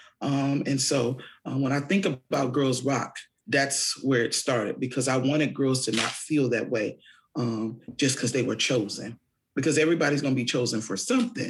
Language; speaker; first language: English; native; English